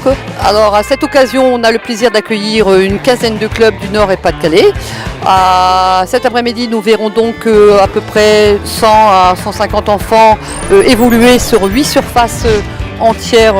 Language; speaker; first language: French; native; French